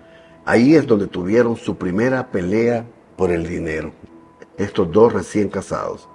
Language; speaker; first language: Spanish; native; Spanish